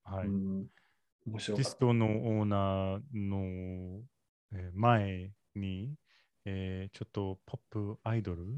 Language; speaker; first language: Japanese; non-native, learner; English